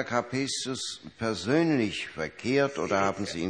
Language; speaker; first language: German; native; German